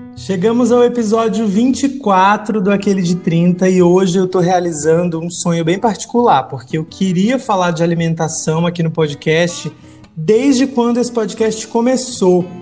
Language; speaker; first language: Portuguese; native; Portuguese